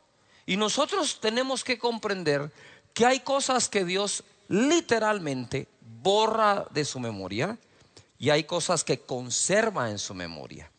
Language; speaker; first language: Spanish; native; Spanish